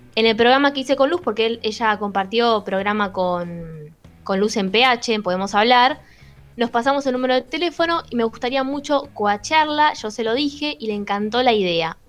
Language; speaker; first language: Spanish; native; Spanish